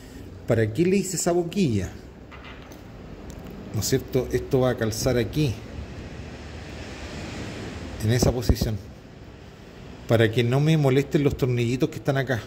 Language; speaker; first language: Spanish; native; Spanish